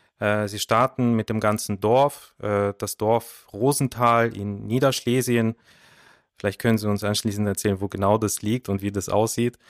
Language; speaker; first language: German; early bilingual, other home language; Russian